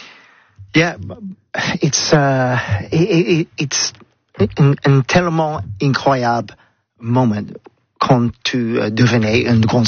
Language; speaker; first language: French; non-native, learner; English